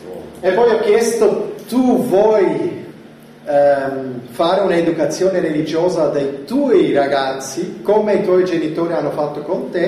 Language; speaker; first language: Italian; non-native, fluent; German